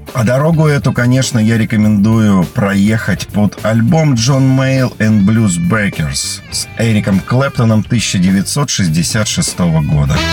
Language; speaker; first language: Russian; native; Russian